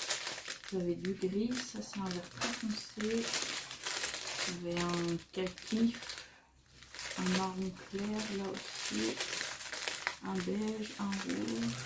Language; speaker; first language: French; native; French